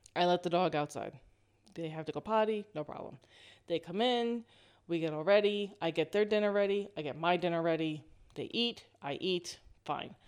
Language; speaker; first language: English; native; English